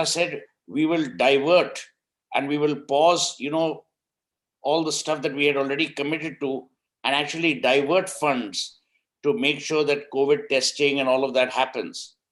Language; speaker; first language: English; non-native, local second language; Hindi